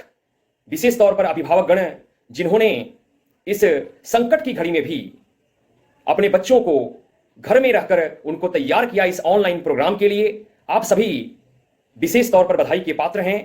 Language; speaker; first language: Hindi; native; Hindi